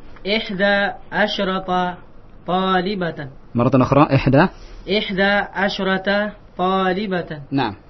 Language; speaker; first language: Arabic; non-native, learner; Indonesian